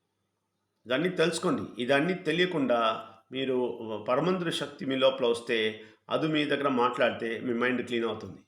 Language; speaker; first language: Telugu; non-native, fluent; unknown